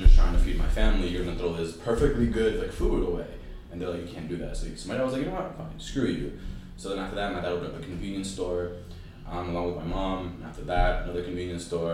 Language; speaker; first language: English; native; English